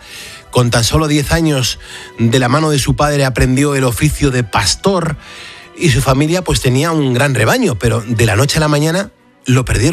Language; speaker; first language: Spanish; native; Spanish